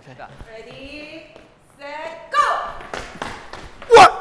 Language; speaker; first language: Korean; native; Korean